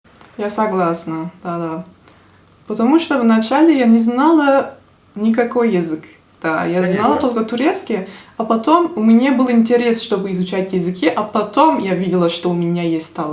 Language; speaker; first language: Russian; non-native, fluent; Turkish